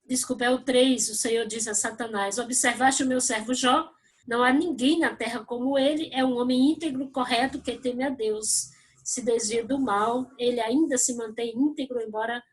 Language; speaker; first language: Portuguese; native; Portuguese